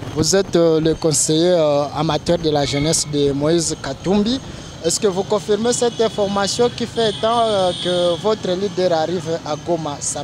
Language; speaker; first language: French; non-native, local second language; Swahili